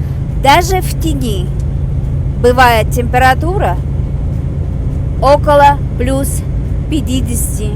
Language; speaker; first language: Russian; non-native, local second language; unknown